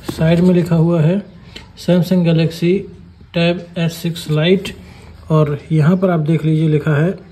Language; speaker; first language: Hindi; native; Hindi